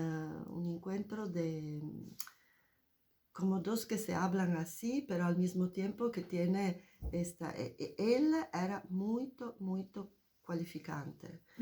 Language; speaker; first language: Spanish; non-native, fluent; Italian